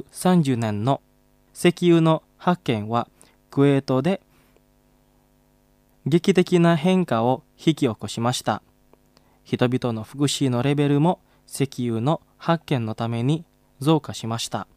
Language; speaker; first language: Japanese; non-native, fluent; Indonesian